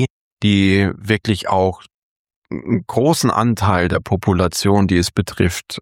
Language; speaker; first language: German; native; German